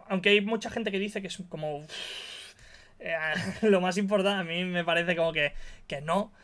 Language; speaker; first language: Spanish; native; Spanish